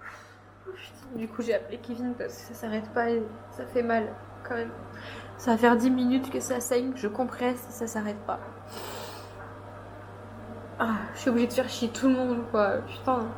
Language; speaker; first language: French; native; French